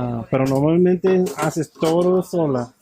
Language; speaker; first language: Spanish; non-native, learner; English